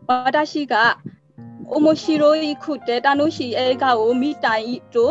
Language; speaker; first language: Japanese; non-native, learner; Burmese